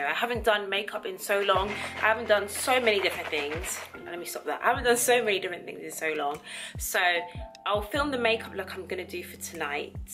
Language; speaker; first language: English; native; English